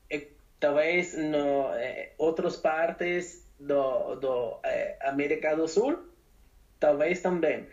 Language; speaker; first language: Portuguese; non-native, learner; Spanish